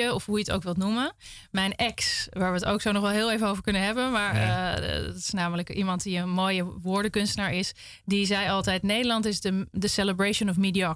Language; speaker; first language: Dutch; native; Dutch